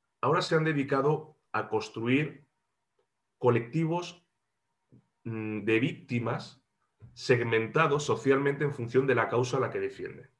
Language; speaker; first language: Spanish; native; Spanish